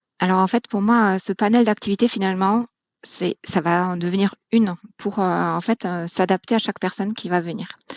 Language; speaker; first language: French; non-native, fluent; German